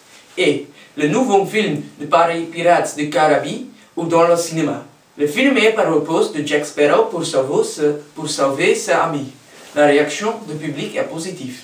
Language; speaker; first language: French; non-native, learner; English